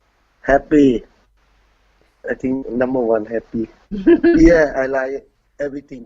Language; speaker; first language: English; non-native, learner; Thai